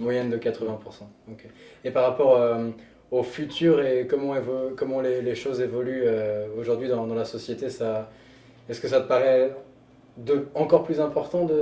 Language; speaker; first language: French; native; French